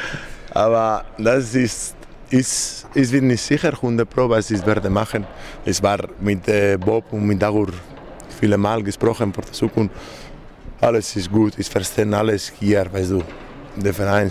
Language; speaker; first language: German; non-native, learner; Spanish